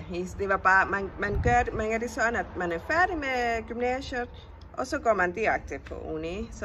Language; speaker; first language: Danish; non-native, fluent; Spanish